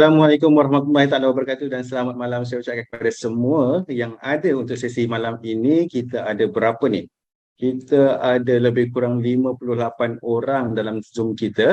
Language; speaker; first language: Malay; native; Malay